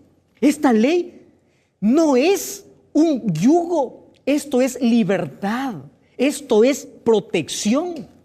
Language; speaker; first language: Spanish; native; Spanish